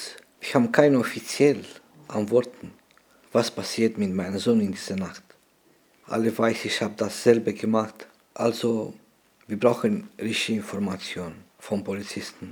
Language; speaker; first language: German; non-native, learner; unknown